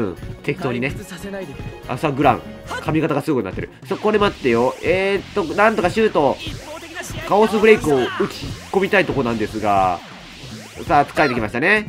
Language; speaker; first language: Japanese; native; Japanese